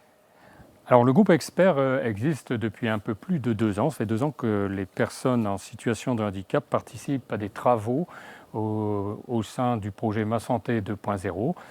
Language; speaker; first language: French; native; French